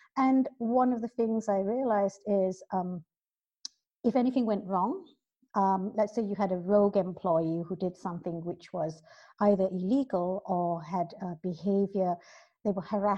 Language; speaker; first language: English; native; English